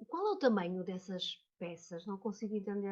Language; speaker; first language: Portuguese; native; Portuguese